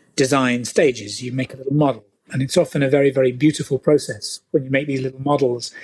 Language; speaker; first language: English; native; English